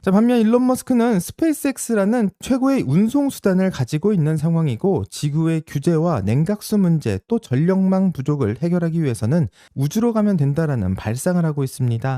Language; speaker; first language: Korean; native; Korean